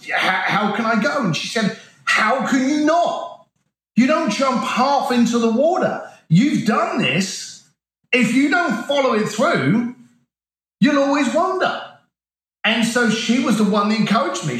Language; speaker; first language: English; native; English